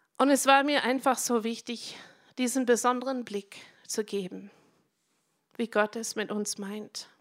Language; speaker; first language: German; non-native, fluent; English